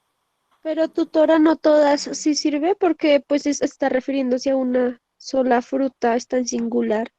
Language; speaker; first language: Spanish; native; Spanish